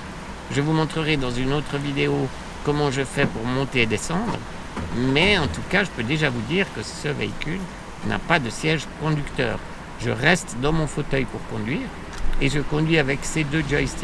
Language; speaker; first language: French; native; French